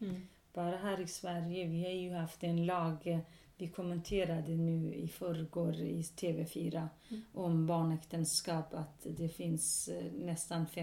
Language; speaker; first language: Swedish; non-native, local second language; Kurdish